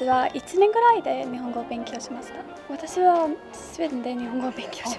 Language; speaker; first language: Japanese; non-native, learner; Swedish